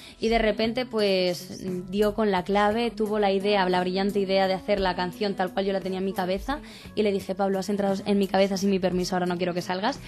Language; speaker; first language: Spanish; native; Spanish